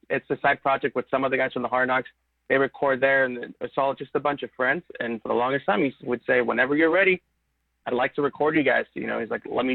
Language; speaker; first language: English; native; English